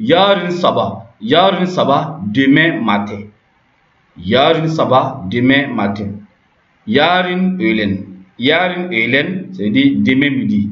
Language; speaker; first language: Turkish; non-native, learner; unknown